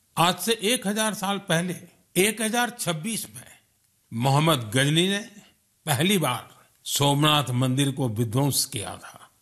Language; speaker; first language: Hindi; non-native, local second language; Gujarati